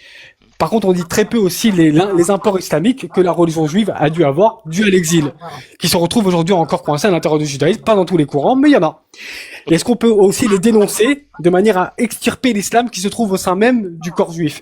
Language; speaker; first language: French; native; French